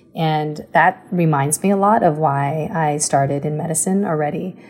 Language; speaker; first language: English; early bilingual, other home language; Chinese